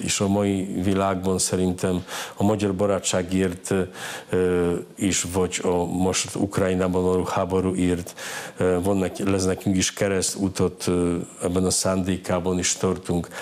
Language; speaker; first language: Hungarian; non-native, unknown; Polish